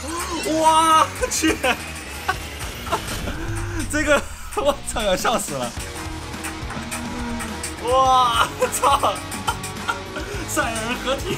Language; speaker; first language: Chinese; native; Chinese